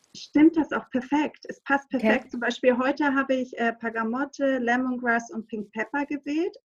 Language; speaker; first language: German; non-native, fluent; Greek